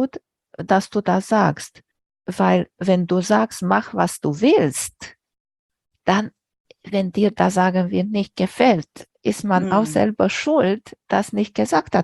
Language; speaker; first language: German; non-native, fluent; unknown